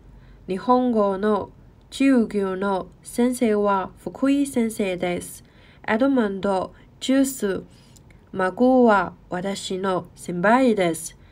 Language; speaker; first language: Japanese; non-native, learner; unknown